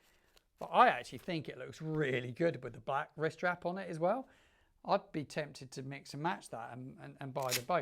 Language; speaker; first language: English; native; English